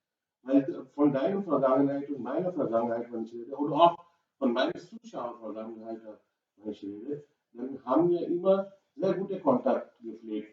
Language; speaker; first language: German; non-native, learner; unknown